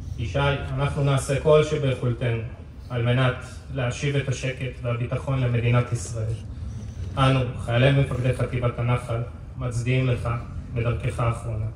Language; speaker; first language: Hebrew; native; Hebrew